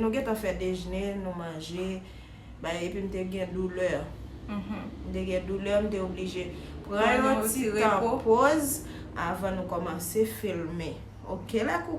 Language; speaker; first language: French; non-native, local second language; Haitian Creole